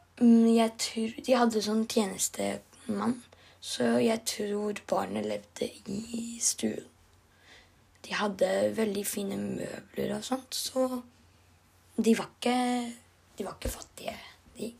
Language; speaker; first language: Norwegian; non-native, learner; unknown